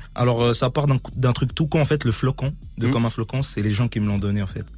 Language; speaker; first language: French; native; French